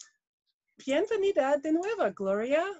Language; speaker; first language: Spanish; non-native, learner; English